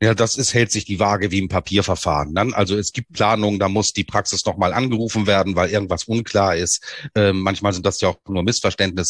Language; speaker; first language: German; native; German